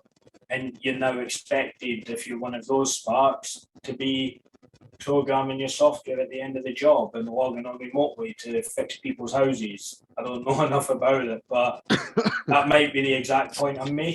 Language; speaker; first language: English; native; English